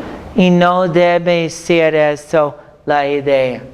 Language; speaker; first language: Spanish; non-native, fluent; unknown